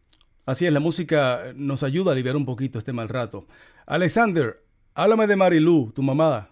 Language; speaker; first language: Spanish; native; Spanish